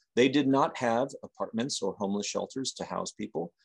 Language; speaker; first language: English; native; English